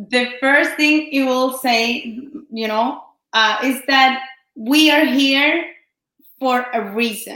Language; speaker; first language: English; non-native, fluent; Spanish